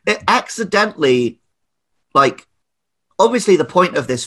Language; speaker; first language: English; native; English